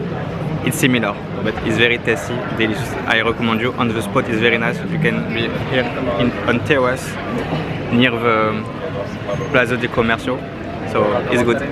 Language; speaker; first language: English; non-native, learner; French